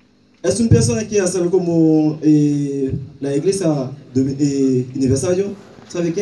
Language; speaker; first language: Spanish; non-native, learner; Haitian Creole